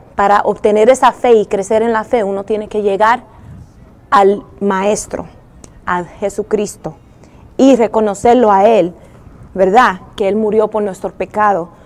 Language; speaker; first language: Spanish; early bilingual, heritage; Spanish